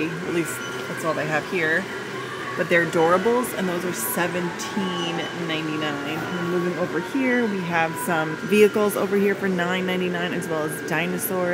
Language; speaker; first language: English; native; English